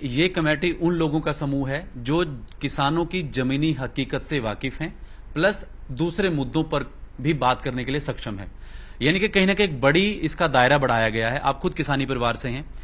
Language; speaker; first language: Hindi; non-native, local second language; Punjabi